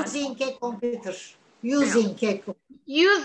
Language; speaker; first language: English; non-native, learner; Turkish